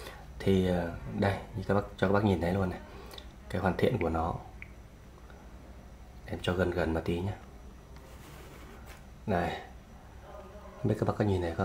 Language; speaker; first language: Vietnamese; native; Vietnamese